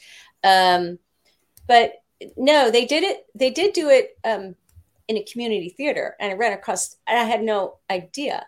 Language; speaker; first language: English; native; English